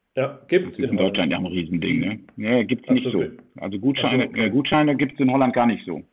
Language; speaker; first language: German; early bilingual, heritage; Dutch